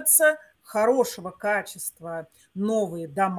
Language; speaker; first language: Russian; native; Russian